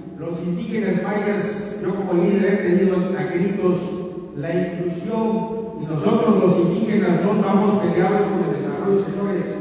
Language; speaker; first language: Spanish; non-native, local second language; Yucateco